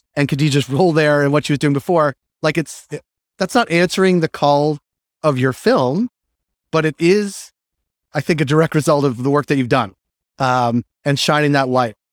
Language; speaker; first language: English; native; English